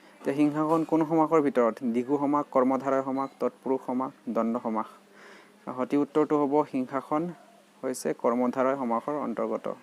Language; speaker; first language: Assamese; native; Assamese